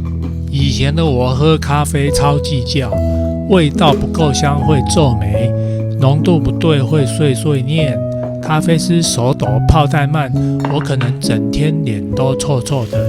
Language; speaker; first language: Chinese; native; Chinese